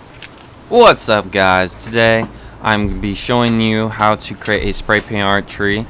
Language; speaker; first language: English; native; English